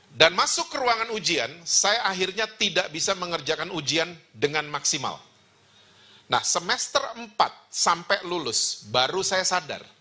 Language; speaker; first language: Indonesian; native; Indonesian